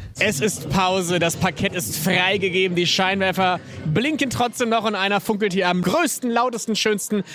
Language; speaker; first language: German; native; German